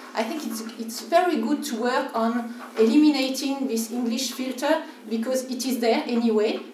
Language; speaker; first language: English; non-native, fluent; French